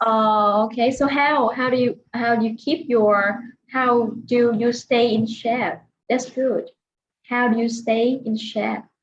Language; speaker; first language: English; non-native, fluent; Vietnamese